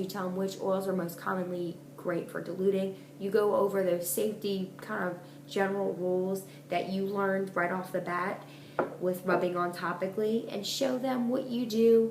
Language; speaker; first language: English; native; English